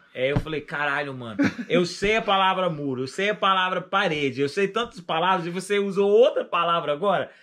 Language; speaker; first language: Portuguese; non-native, fluent; English